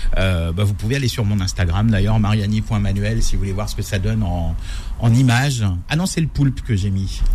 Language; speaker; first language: French; native; French